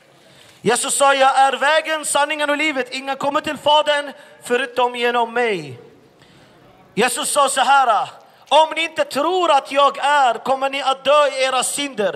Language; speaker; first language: Swedish; non-native, fluent; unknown